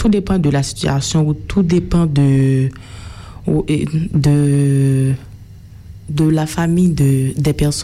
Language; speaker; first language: French; non-native, local second language; Haitian Creole